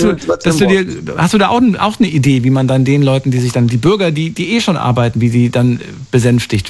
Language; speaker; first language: German; native; German